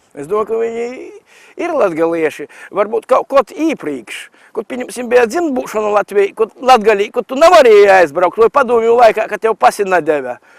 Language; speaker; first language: Latvian; native; Latvian